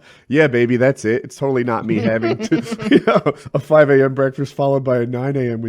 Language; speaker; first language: English; native; English